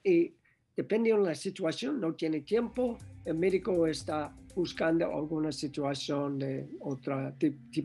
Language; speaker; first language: Spanish; non-native, learner; English